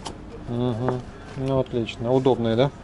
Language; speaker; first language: Russian; native; Russian